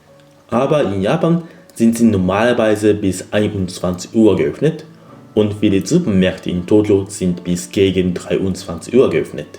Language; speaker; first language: German; non-native, fluent; Japanese